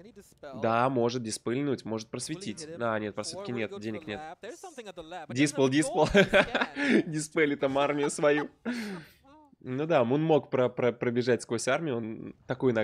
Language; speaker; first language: Russian; native; Russian